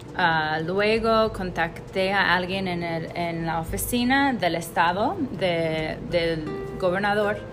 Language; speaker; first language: Spanish; non-native, fluent; English